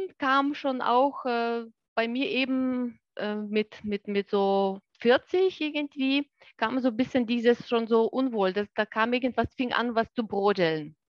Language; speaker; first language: German; non-native, fluent; Lithuanian